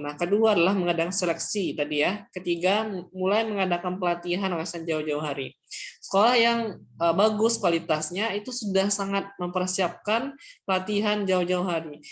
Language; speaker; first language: Indonesian; non-native, local second language; Minangkabau